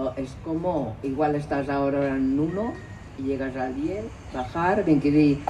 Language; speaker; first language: Spanish; non-native, local second language; Catalan